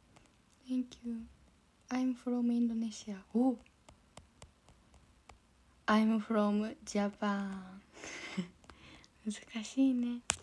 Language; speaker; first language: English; non-native, learner; Japanese